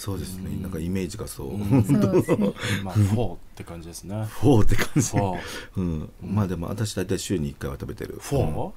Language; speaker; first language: Japanese; native; Japanese